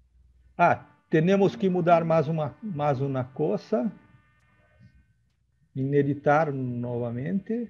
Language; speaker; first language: Spanish; non-native, learner; Portuguese